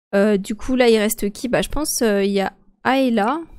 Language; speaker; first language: French; native; French